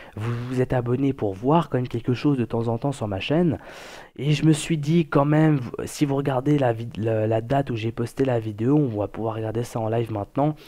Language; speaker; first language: French; native; French